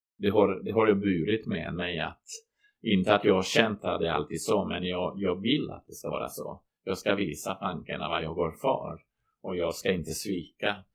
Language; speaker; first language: Swedish; non-native, fluent; Croatian